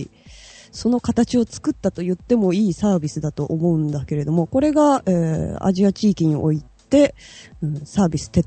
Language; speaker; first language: Japanese; native; Japanese